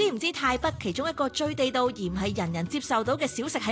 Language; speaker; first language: Cantonese; native; Cantonese